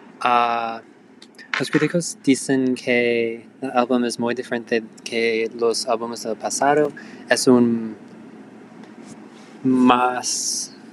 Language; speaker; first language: Spanish; non-native, learner; English